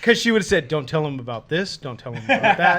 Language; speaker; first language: English; native; English